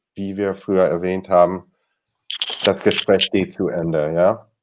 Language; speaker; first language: German; non-native, fluent; English